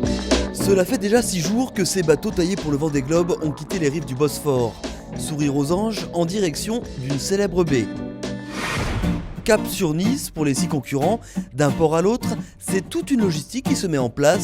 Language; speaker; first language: French; native; French